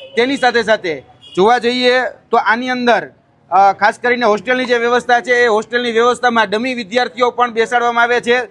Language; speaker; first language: Gujarati; native; Gujarati